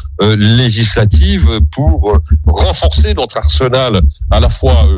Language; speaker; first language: French; native; French